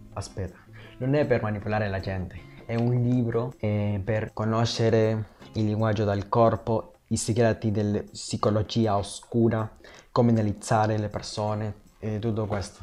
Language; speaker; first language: Italian; non-native, learner; Spanish